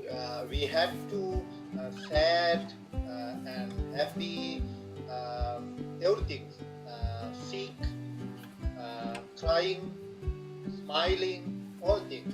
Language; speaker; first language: English; non-native, learner; Sinhala